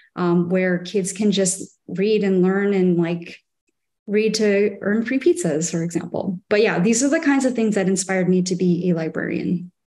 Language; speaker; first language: English; native; English